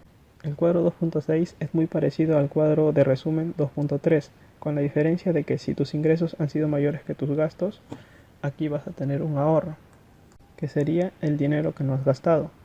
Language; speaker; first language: Spanish; native; Spanish